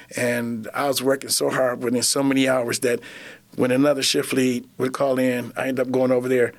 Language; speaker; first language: English; native; English